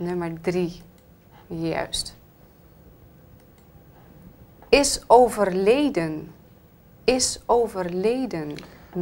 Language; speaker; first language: Dutch; native; Dutch